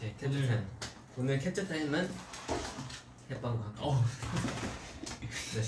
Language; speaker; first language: Korean; early bilingual, heritage; Korean